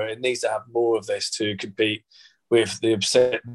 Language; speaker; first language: English; native; English